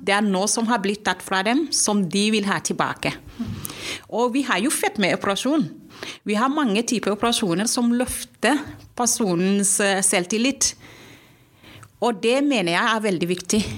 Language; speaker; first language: Norwegian; non-native, fluent; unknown